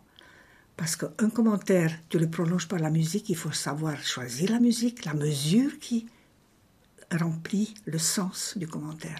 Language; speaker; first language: French; non-native, fluent; Romanian